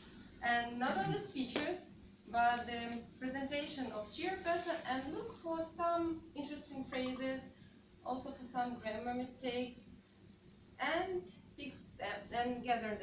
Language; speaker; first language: English; non-native, fluent; Russian